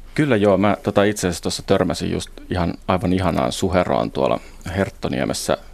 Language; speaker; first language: Finnish; native; Finnish